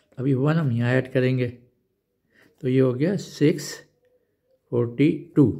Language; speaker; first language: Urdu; non-native, local second language; Punjabi